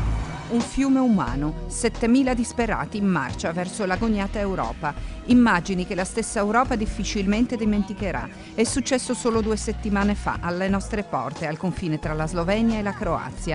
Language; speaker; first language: Italian; native; Italian